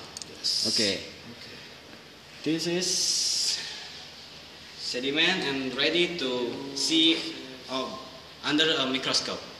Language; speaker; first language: English; non-native, learner; Indonesian